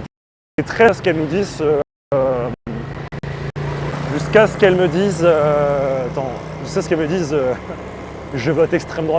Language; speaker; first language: French; native; French